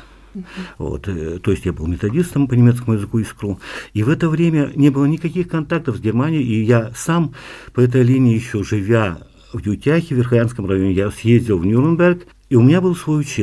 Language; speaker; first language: Russian; non-native, local second language; Yakut